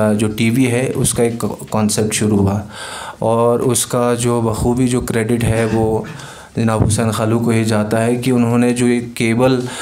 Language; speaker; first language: Hindi; non-native, local second language; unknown